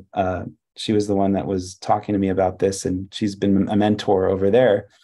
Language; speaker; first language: English; early bilingual, other home language; Hebrew